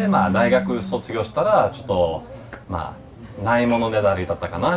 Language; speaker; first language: Japanese; non-native, fluent; English